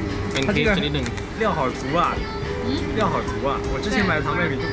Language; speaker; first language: Chinese; native; Chinese